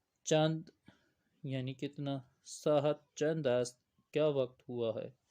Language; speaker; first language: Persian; non-native, fluent; Urdu